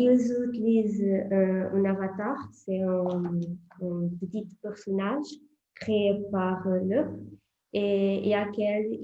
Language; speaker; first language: French; non-native, learner; Portuguese